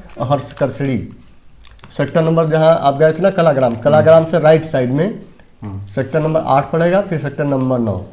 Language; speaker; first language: Hindi; native; Hindi